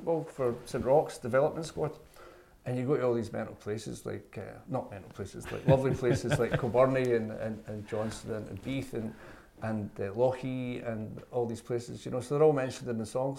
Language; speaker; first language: English; native; English